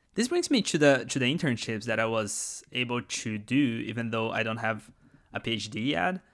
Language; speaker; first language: English; non-native, fluent; Portuguese